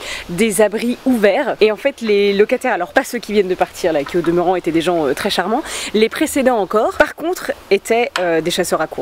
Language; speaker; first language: French; native; French